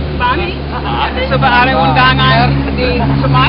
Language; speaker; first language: Indonesian; non-native, learner; English